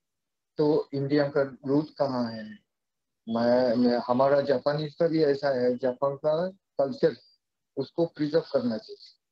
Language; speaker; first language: Hindi; non-native, fluent; Japanese